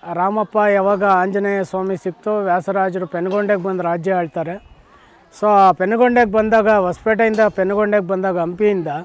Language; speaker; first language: Kannada; native; Kannada